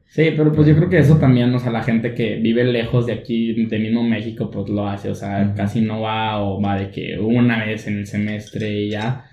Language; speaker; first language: Spanish; native; Spanish